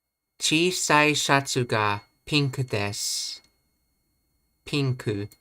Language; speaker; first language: Japanese; non-native, learner; English